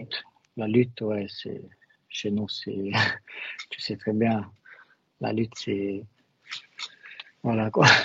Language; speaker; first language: French; non-native, learner; Russian